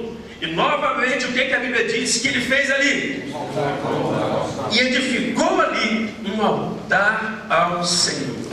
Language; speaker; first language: Portuguese; native; Portuguese